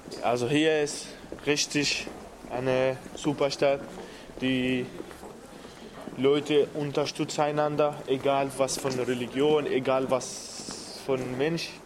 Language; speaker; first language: German; non-native, learner; Arabic